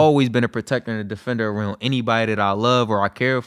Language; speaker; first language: English; native; English